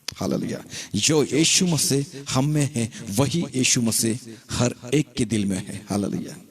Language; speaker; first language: Hindi; non-native, local second language; Marathi